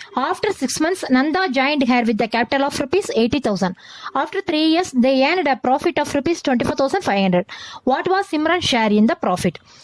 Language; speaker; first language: English; non-native, local second language; Tamil